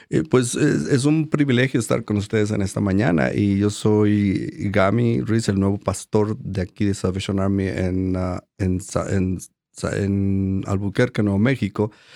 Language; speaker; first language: Spanish; native; Spanish